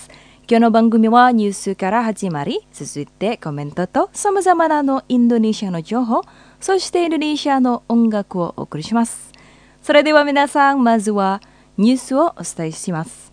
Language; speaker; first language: Japanese; non-native, fluent; Indonesian